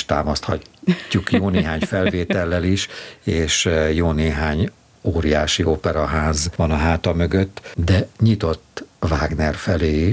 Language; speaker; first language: Hungarian; native; Hungarian